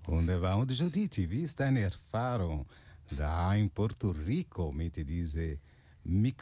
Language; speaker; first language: German; non-native, learner; Portuguese